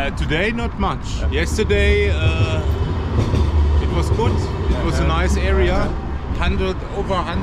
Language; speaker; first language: English; non-native, fluent; German